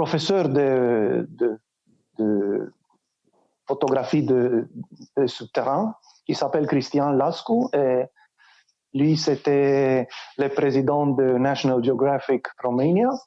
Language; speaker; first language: French; non-native, fluent; Romanian